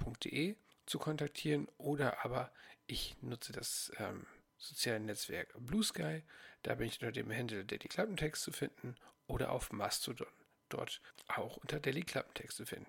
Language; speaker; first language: German; native; German